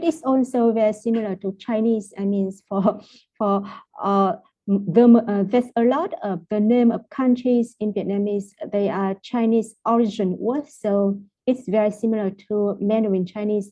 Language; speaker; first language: English; non-native, fluent; Vietnamese